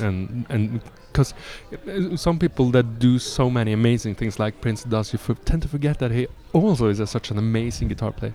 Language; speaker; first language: English; non-native, fluent; Norwegian